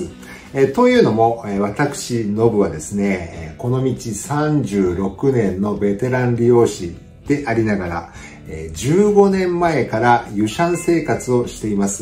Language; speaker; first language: Japanese; native; Japanese